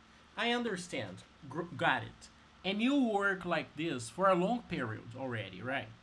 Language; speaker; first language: English; non-native, fluent; Portuguese